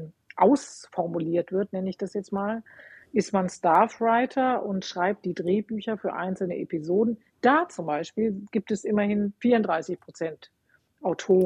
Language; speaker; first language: German; native; German